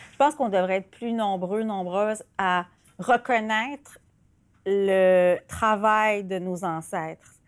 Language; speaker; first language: French; native; French